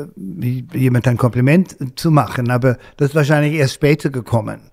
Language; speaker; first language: German; non-native, learner; English